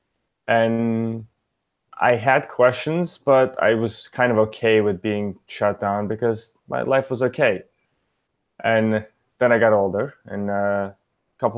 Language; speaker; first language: English; early bilingual, other home language; Yiddish